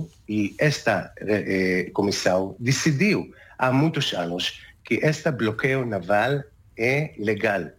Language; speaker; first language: Portuguese; non-native, learner; Hebrew